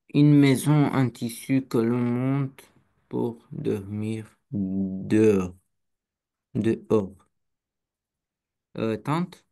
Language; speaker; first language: French; non-native, learner; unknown